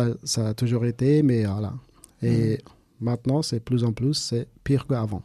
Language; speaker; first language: French; non-native, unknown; Persian